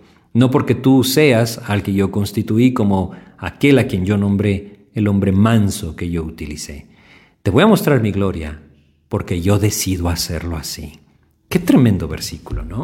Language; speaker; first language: Spanish; native; Spanish